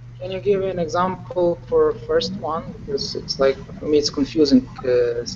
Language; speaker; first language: English; non-native, learner; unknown